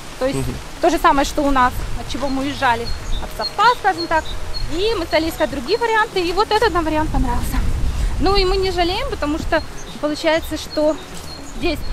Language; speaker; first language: Russian; native; Russian